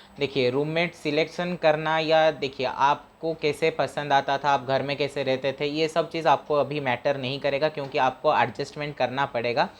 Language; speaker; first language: Hindi; non-native, local second language; Odia